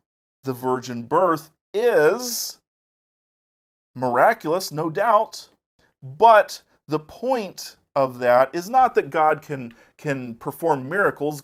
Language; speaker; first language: English; native; English